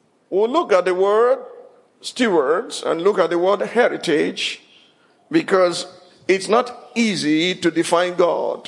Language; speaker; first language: English; non-native, local second language; Yoruba